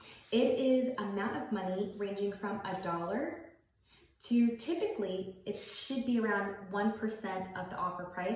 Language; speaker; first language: English; native; English